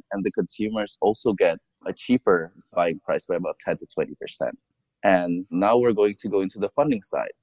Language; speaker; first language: English; non-native, fluent; Indonesian